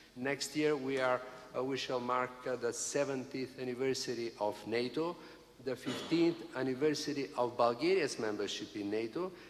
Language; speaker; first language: English; non-native, fluent; Bulgarian